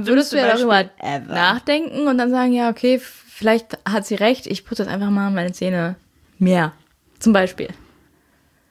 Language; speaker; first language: German; native; German